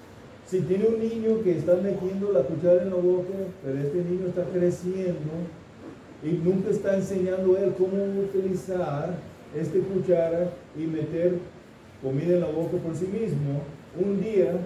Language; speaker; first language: Spanish; non-native, fluent; English